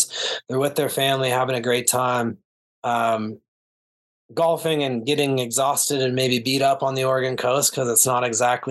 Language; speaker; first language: English; native; English